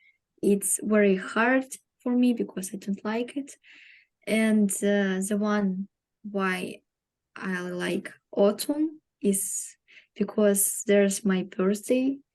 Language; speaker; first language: English; non-native, learner; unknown